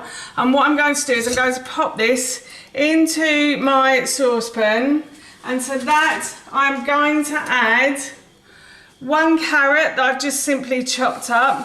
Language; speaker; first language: English; native; English